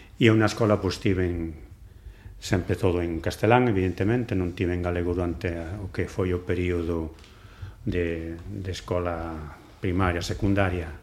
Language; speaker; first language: Galician; non-native, local second language; Spanish